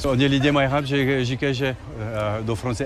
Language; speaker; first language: Czech; non-native, learner; French